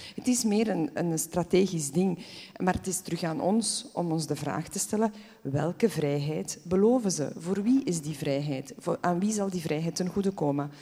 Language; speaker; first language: Dutch; early bilingual, other home language; Polish